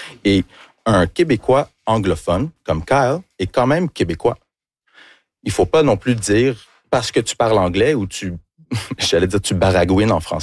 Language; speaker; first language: French; early bilingual, other home language; English